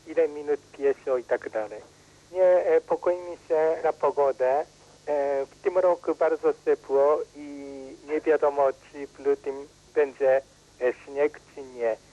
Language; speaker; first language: Polish; non-native, learner; Japanese